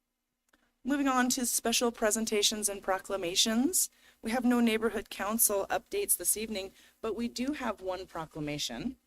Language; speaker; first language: English; native; English